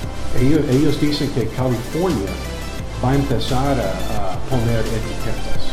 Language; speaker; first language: Spanish; non-native, learner; English